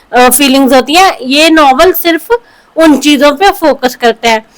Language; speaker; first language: Hindi; non-native, local second language; Punjabi